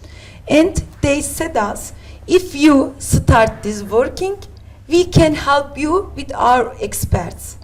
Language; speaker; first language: English; non-native, learner; Turkish